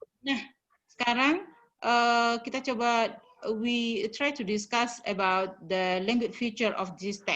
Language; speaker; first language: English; non-native, fluent; Indonesian